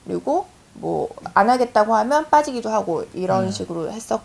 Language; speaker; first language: Korean; native; Korean